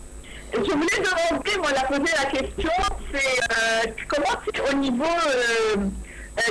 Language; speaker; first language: French; non-native, learner; Arabic